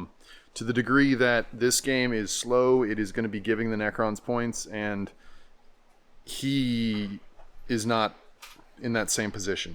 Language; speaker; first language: English; native; English